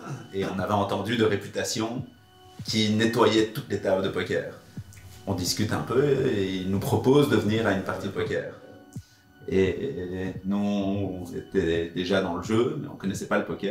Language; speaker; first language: French; native; French